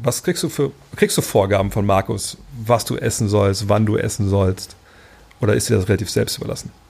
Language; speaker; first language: German; native; German